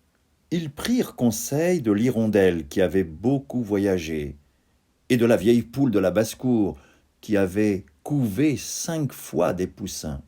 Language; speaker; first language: French; native; French